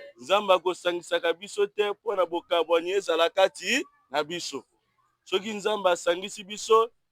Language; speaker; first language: Lingala; native; Lingala